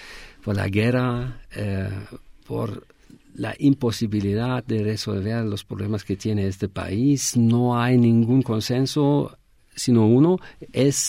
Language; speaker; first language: Spanish; non-native, fluent; German